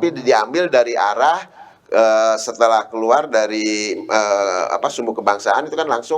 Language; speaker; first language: Indonesian; native; Indonesian